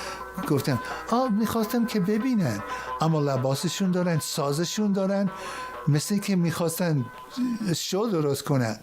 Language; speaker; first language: Persian; non-native, fluent; English